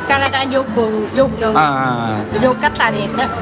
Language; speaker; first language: Japanese; non-native, learner; Vietnamese